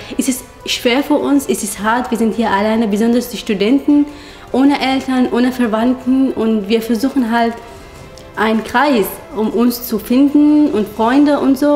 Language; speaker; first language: German; non-native, fluent; Arabic